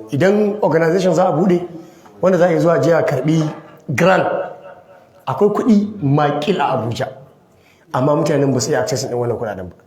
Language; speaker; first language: Hausa; native; Hausa